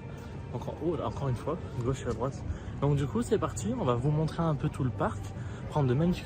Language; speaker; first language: French; native; French